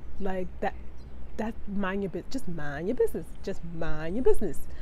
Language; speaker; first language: English; early bilingual, other home language; Spanish